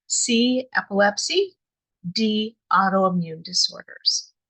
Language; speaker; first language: English; native; English